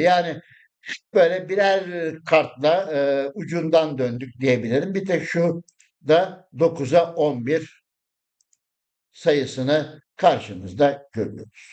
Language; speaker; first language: Turkish; native; Turkish